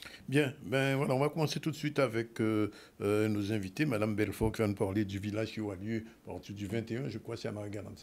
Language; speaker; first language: French; native; French